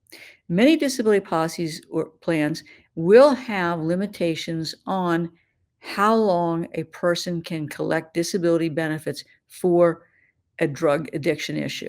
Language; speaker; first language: English; native; English